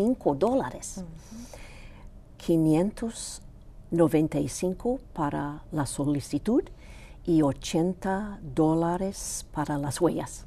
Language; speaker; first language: Spanish; non-native, local second language; Greek